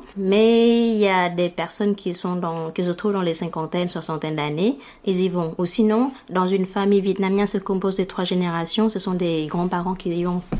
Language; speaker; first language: French; non-native, fluent; Vietnamese